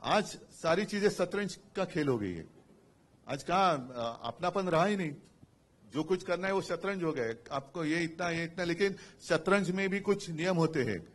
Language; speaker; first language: Hindi; non-native, local second language; Marathi